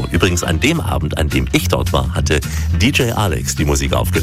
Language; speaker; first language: German; native; German